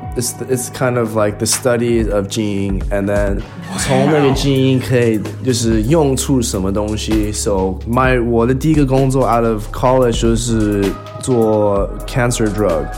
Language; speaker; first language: English; early bilingual, other home language; Chinese